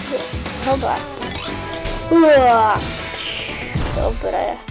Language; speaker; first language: Slovak; non-native, learner; Ukrainian